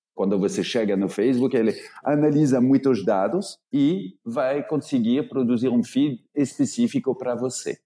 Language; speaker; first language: Portuguese; non-native, fluent; French